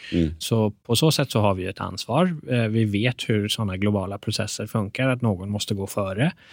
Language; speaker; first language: Swedish; early bilingual, other home language; Persian